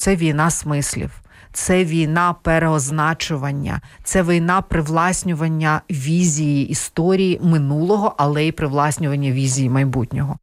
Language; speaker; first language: Ukrainian; non-native, local second language; Russian